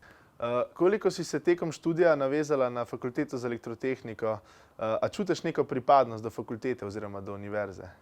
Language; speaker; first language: Slovenian; native; Slovenian